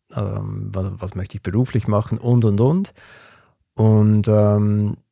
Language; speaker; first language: German; early bilingual, other home language; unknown